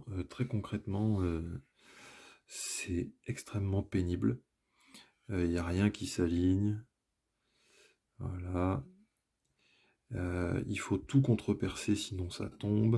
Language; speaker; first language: French; native; French